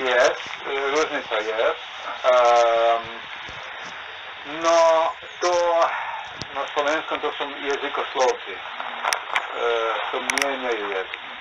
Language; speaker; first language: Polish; non-native, learner; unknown